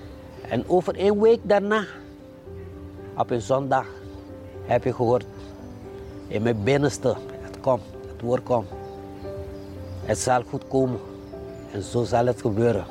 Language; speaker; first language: Dutch; non-native, local second language; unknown